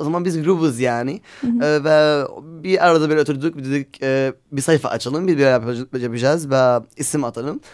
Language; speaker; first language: Turkish; non-native, learner; Arabic